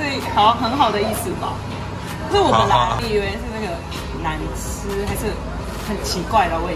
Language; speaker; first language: Chinese; non-native, learner; Japanese